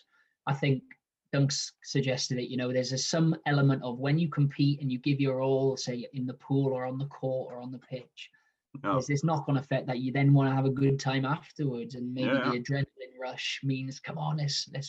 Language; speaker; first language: English; native; English